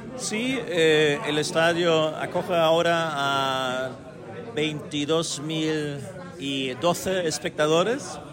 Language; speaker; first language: Spanish; non-native, fluent; German